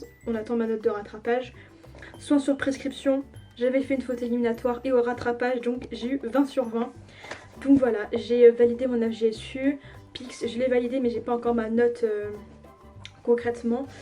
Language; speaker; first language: French; native; French